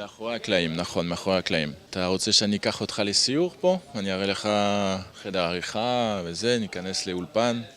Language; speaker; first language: Hebrew; non-native, fluent; French